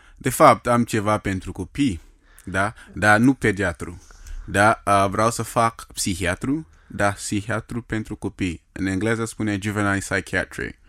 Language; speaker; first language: Romanian; non-native, fluent; Yoruba